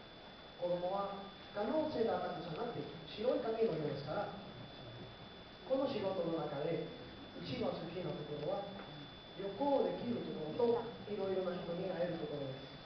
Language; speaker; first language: Japanese; non-native, learner; Spanish